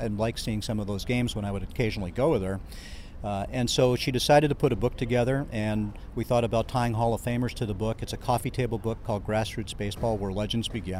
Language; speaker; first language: English; native; English